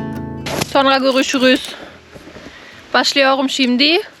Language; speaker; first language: Turkish; non-native, learner; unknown